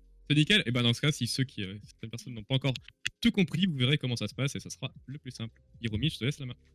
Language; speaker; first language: French; native; French